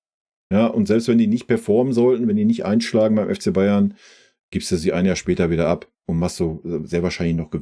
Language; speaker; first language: German; native; German